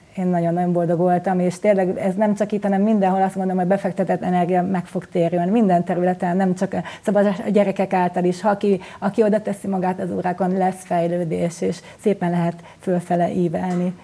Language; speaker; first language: Hungarian; native; Hungarian